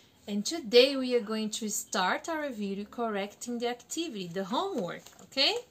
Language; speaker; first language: English; non-native, fluent; Portuguese